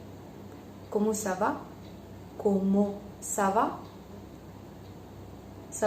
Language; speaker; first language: French; non-native, fluent; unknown